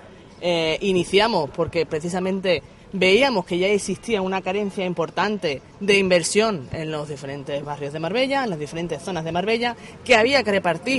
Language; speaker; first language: Spanish; native; Spanish